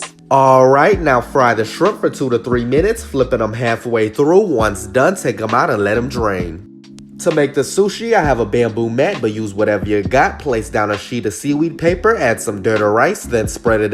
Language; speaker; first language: English; native; English